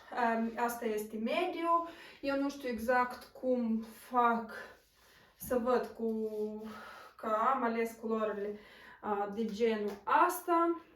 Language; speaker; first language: Romanian; non-native, local second language; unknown